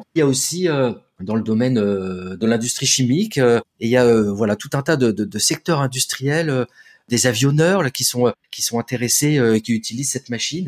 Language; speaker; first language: French; native; French